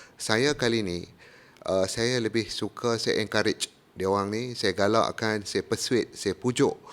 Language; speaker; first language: Malay; native; Malay